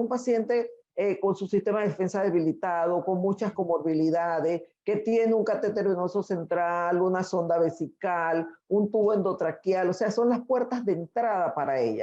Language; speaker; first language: Spanish; native; Spanish